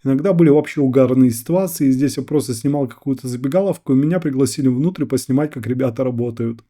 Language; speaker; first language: Russian; native; Russian